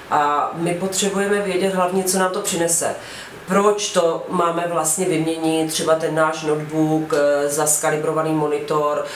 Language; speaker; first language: Czech; native; Czech